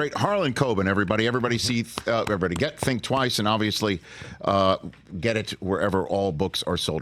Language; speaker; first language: English; native; English